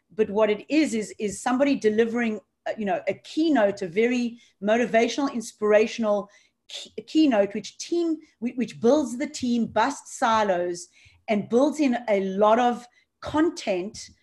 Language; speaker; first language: English; native; English